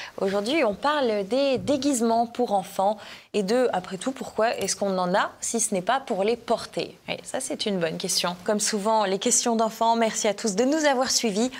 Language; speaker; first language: French; native; French